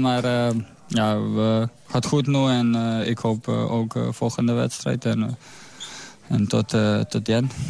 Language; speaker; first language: Dutch; non-native, learner; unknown